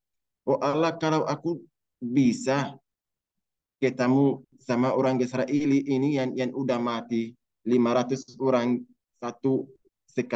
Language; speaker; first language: Indonesian; non-native, learner; Arabic